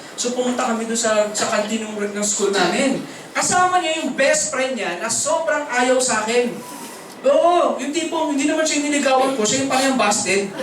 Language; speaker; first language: Filipino; native; Filipino